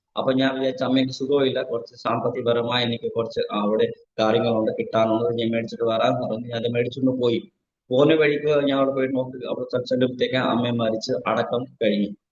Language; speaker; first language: Malayalam; non-native, fluent; Nepali